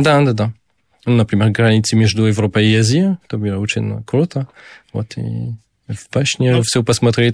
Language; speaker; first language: Russian; non-native, learner; French